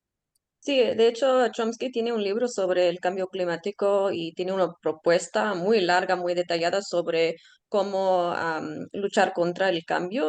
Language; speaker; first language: Spanish; early bilingual, heritage; Spanish